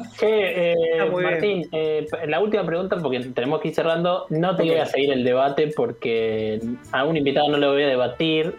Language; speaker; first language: Spanish; native; Spanish